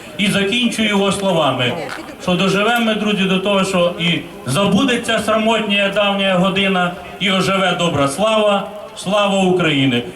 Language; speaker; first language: Ukrainian; native; Ukrainian